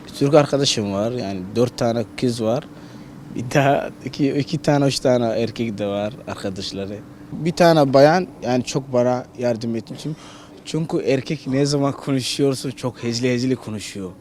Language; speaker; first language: Turkish; non-native, learner; Somali